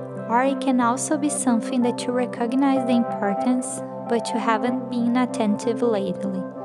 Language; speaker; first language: English; non-native, fluent; Portuguese